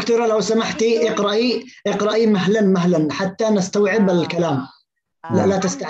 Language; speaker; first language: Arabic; native; Arabic